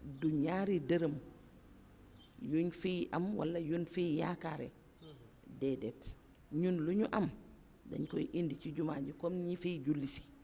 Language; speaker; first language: Wolof; native; Wolof